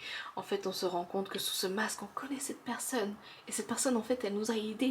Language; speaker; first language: French; native; French